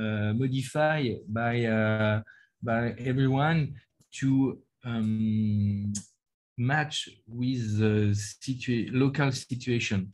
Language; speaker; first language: English; non-native, learner; French